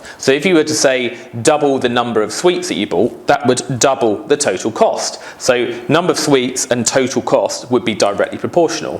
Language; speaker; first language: English; native; English